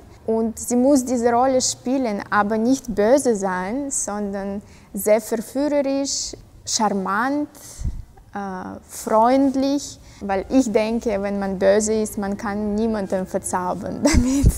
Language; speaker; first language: German; non-native, fluent; Russian